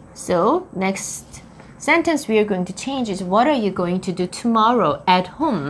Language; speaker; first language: English; non-native, fluent; Korean